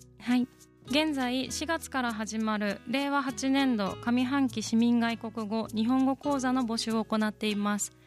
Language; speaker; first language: Japanese; native; Japanese